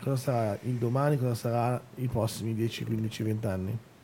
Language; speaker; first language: Italian; native; Italian